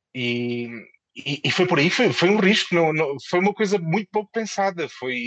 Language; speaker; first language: Portuguese; native; Portuguese